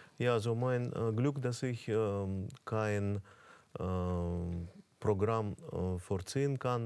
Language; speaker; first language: German; non-native, fluent; Russian